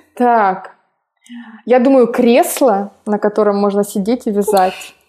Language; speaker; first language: Russian; native; Russian